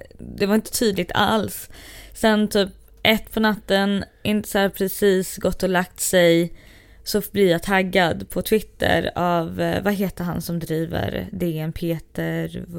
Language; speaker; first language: Swedish; early bilingual, other home language; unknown